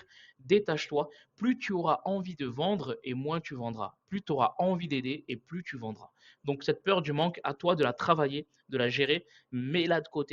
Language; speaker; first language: French; native; French